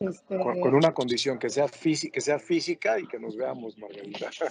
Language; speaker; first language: Spanish; native; Spanish